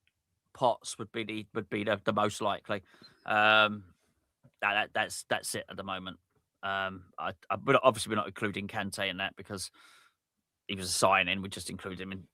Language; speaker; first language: English; native; English